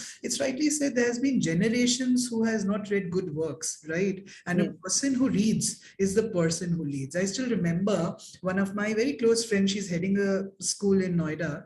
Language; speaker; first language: English; non-native, local second language; Hindi